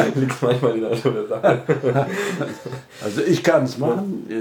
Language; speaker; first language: German; non-native, fluent; Amharic